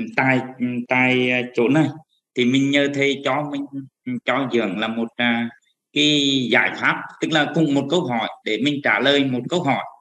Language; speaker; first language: Vietnamese; native; Vietnamese